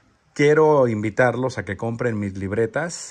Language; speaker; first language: Spanish; native; Spanish